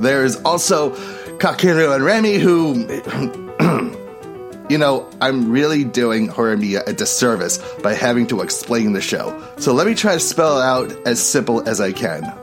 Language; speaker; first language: English; native; English